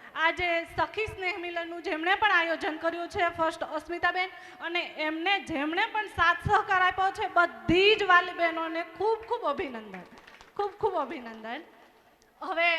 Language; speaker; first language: Gujarati; native; Gujarati